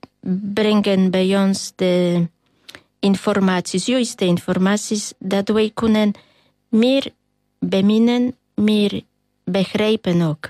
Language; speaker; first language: Dutch; non-native, fluent; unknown